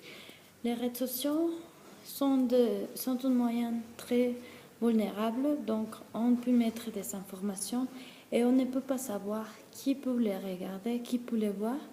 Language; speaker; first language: French; non-native, learner; Spanish